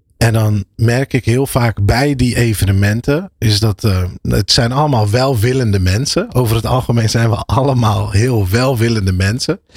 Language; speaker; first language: Dutch; early bilingual, other home language; Arabic